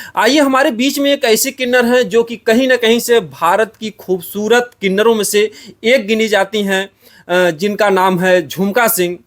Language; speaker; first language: Hindi; native; Hindi